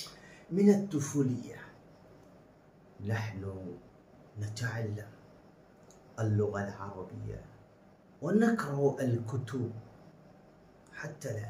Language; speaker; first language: Arabic; non-native, fluent; Bangla